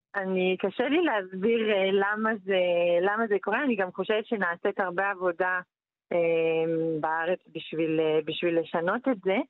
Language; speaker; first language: Hebrew; non-native, fluent; French